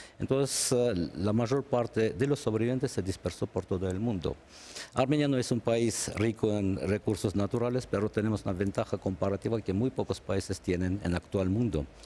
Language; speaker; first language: Spanish; non-native, fluent; Armenian